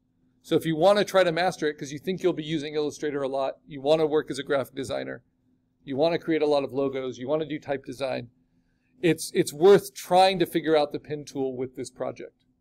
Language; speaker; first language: English; native; English